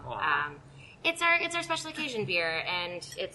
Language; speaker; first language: English; native; English